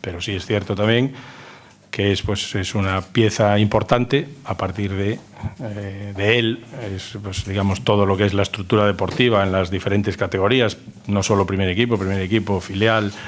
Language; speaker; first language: Spanish; native; Spanish